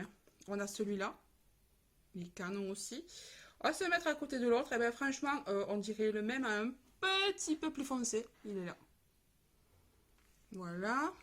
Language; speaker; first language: French; native; French